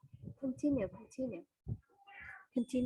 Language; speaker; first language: English; non-native, fluent; Vietnamese